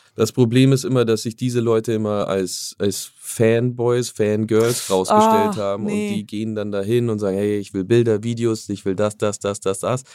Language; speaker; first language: German; native; German